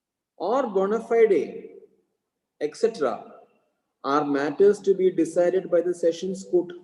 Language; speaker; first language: English; non-native, local second language; Malayalam